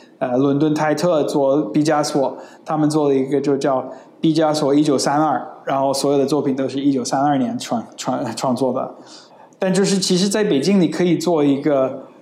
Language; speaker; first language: Chinese; non-native, fluent; English